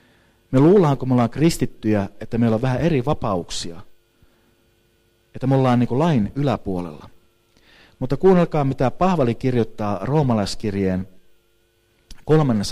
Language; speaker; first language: Finnish; native; Finnish